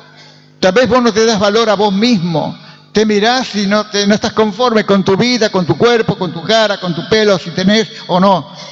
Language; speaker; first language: Spanish; native; Spanish